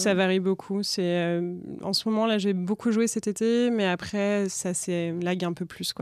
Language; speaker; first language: French; native; French